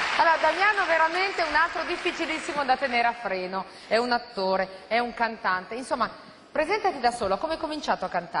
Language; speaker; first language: Italian; native; Italian